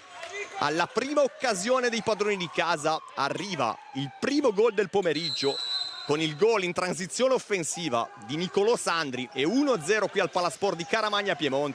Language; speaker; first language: Italian; native; Italian